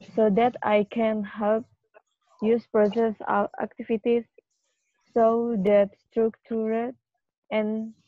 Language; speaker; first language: English; non-native, fluent; Indonesian